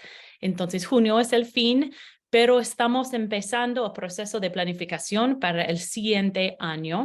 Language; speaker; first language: Spanish; non-native, learner; English